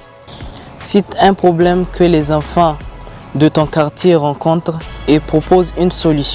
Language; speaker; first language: French; non-native, local second language; Hausa